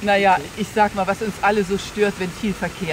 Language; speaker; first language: German; native; German